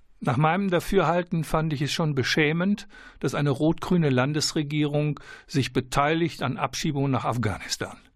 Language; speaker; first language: German; native; German